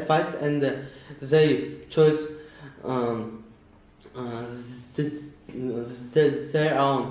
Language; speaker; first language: English; non-native, learner; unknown